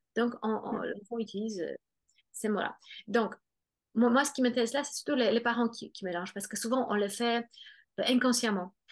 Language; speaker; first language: French; non-native, fluent; Polish